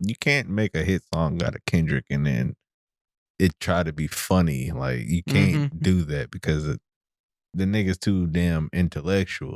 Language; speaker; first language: English; native; English